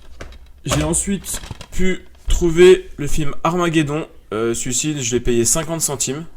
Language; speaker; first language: French; native; French